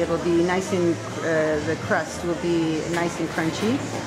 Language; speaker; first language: English; native; English